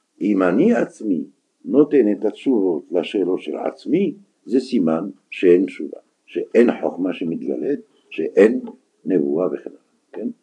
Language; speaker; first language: Hebrew; non-native, fluent; French